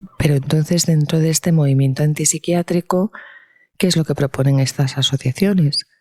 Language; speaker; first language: Spanish; native; Spanish